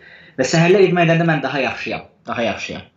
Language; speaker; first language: Azerbaijani; non-native, fluent; Turkish